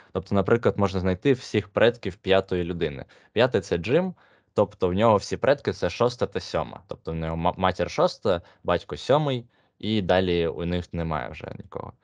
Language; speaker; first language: Ukrainian; non-native, local second language; Russian